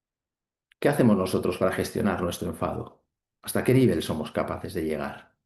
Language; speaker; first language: Spanish; native; Spanish